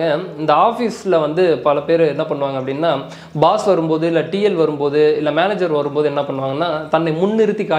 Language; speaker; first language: Tamil; native; Tamil